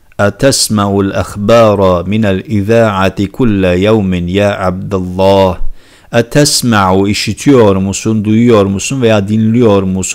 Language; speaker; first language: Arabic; non-native, fluent; Turkish